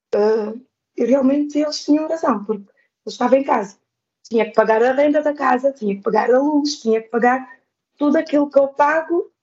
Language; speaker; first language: Portuguese; non-native, local second language; Kabuverdianu